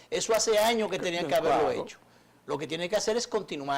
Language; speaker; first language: Spanish; native; Spanish